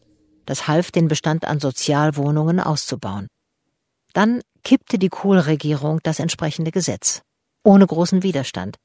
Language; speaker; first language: German; native; German